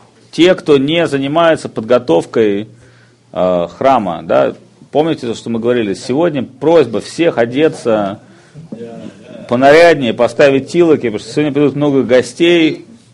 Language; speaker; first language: Russian; native; Russian